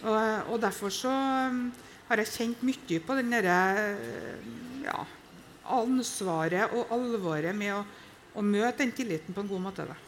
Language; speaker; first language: Norwegian; native; Norwegian